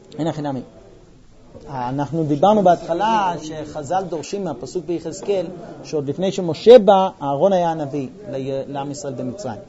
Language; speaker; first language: Hebrew; non-native, fluent; English